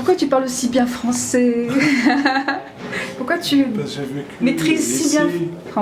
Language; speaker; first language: French; native; French